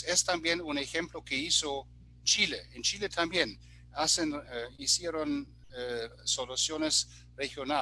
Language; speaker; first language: Spanish; non-native, fluent; German